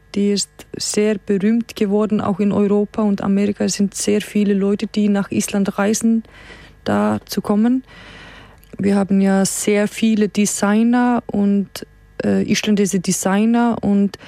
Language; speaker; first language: German; non-native, fluent; Icelandic